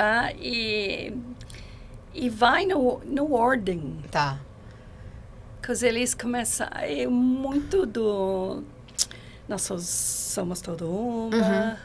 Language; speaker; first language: Portuguese; non-native, fluent; English